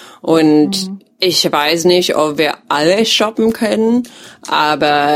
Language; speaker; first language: German; non-native, fluent; English